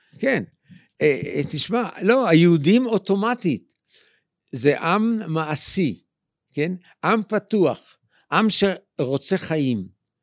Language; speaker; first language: Hebrew; native; Hebrew